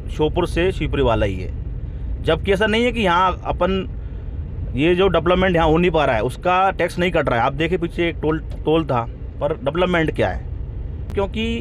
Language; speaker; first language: Hindi; native; Hindi